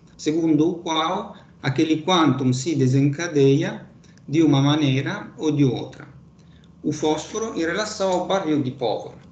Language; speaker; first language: Portuguese; non-native, fluent; Italian